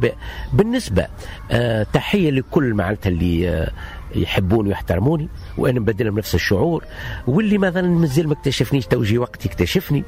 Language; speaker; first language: Arabic; native; Arabic